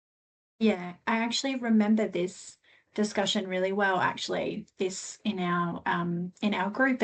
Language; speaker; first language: English; native; English